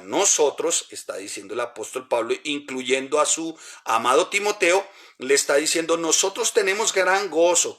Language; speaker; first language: Spanish; native; Spanish